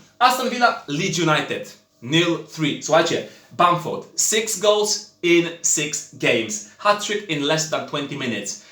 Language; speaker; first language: English; non-native, fluent; Polish